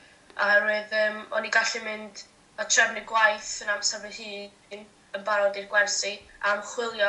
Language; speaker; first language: Welsh; native; Welsh